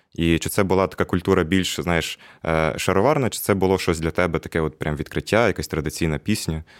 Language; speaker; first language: Ukrainian; native; Ukrainian